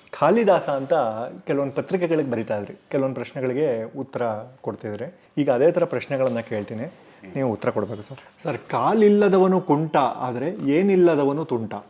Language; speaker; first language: Kannada; native; Kannada